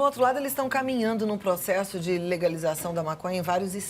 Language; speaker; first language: Portuguese; native; Portuguese